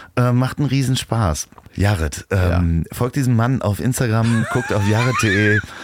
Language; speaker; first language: German; native; German